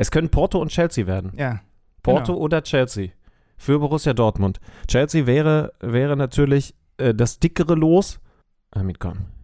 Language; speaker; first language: German; native; German